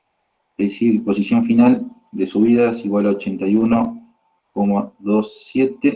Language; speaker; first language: Spanish; native; Spanish